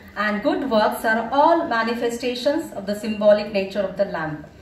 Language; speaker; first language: English; non-native, local second language; Kannada